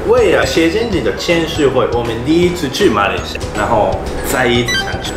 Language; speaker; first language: Chinese; non-native, fluent; Japanese